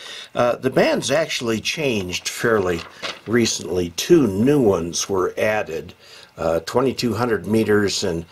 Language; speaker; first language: English; native; English